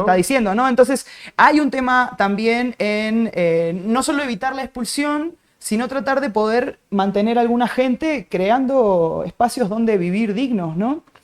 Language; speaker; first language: Spanish; native; Spanish